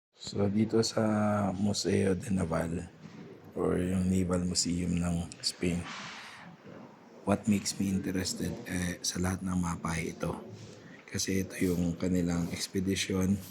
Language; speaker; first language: Filipino; native; Filipino